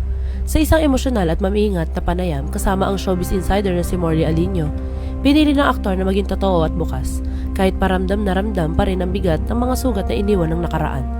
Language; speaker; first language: Filipino; native; Filipino